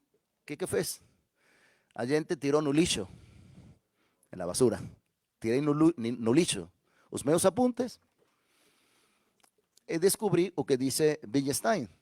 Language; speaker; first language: Portuguese; non-native, fluent; Spanish